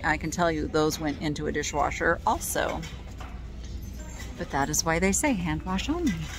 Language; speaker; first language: English; native; English